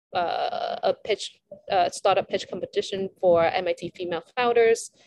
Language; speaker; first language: English; non-native, fluent; Vietnamese